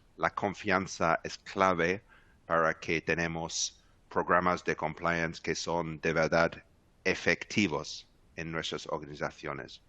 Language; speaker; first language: Spanish; non-native, fluent; English